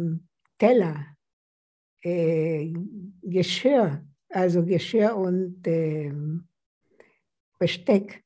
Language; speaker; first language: German; non-native, fluent; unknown